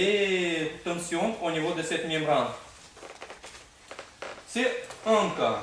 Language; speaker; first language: French; non-native, fluent; Russian